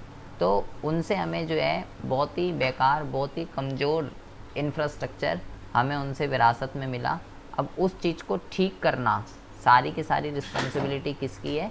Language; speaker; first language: Hindi; native; Hindi